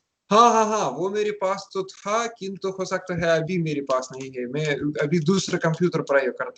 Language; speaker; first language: Hindi; non-native, learner; Russian